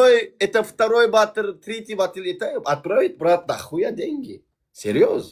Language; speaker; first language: Russian; non-native, learner; Turkmen